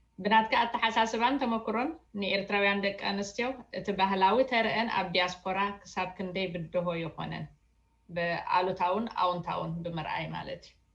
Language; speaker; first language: Tigrinya; native; Tigrinya